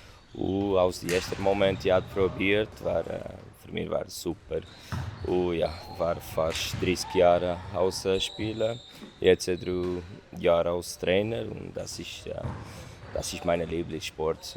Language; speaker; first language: German; non-native, learner; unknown